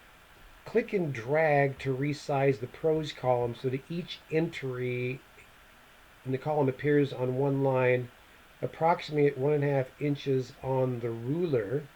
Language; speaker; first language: English; native; English